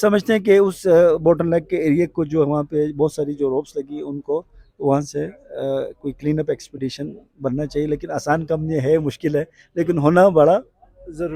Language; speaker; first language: Hindi; non-native, local second language; Balti